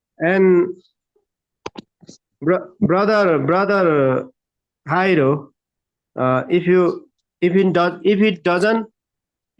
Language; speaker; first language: English; non-native, learner; Nepali